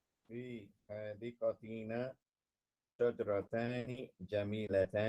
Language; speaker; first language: Arabic; non-native, learner; English